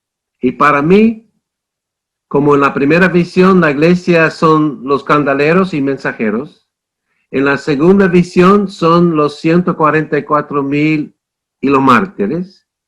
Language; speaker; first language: Spanish; non-native, fluent; English